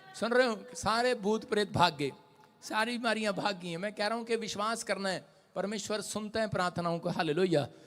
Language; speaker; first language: Hindi; non-native, local second language; Punjabi